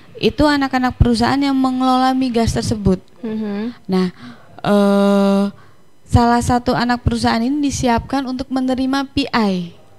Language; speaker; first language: Indonesian; native; Indonesian